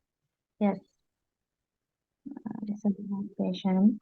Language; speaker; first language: English; non-native, learner; Sinhala